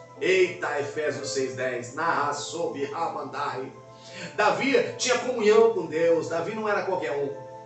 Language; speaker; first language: Portuguese; native; Portuguese